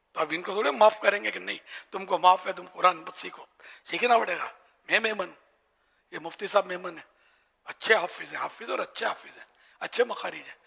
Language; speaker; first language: Urdu; native; Urdu